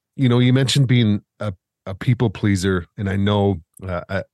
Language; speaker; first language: English; native; English